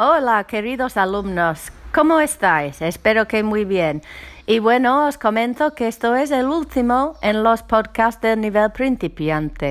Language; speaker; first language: Spanish; non-native, fluent; English